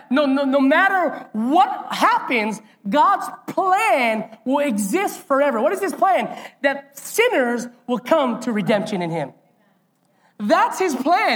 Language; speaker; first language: English; native; English